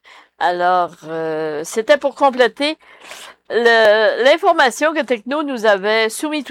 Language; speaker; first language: French; native; French